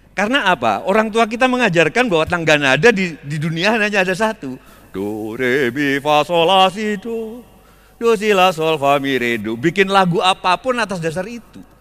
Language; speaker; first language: Indonesian; native; Indonesian